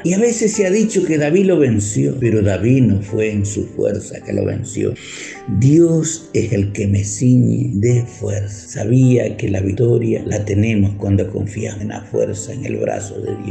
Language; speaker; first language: Spanish; native; Spanish